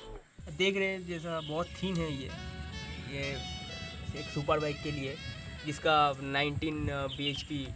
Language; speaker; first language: Hindi; non-native, local second language; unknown